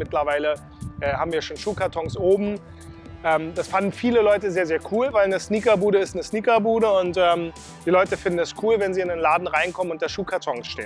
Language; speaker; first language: German; native; German